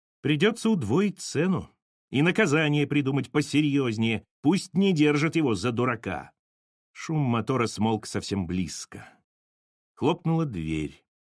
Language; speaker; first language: Russian; native; Russian